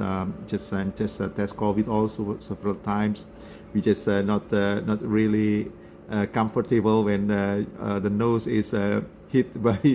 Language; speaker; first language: English; non-native, learner; Indonesian